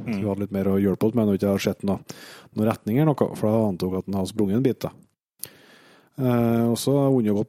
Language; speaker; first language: Norwegian; native; Norwegian